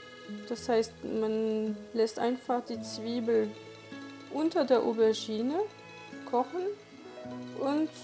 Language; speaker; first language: German; non-native, fluent; French